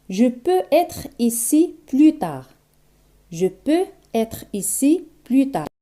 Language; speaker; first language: French; non-native, fluent; Spanish